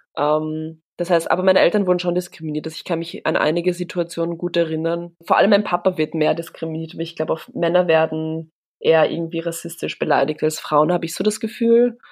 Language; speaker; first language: German; early bilingual, other home language; Polish